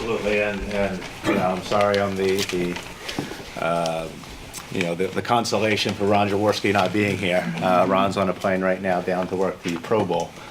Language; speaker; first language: English; native; English